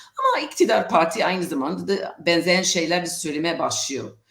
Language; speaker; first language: Turkish; non-native, fluent; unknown